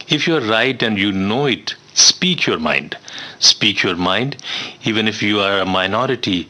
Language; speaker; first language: English; non-native, local second language; Hindi